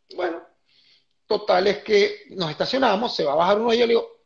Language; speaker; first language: Spanish; native; Spanish